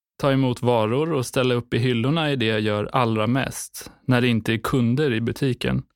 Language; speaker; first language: Swedish; non-native, fluent; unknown